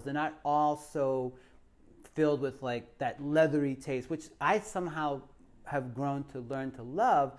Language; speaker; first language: English; native; English